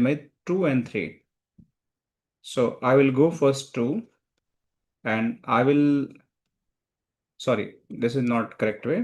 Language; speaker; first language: English; non-native, local second language; Hindi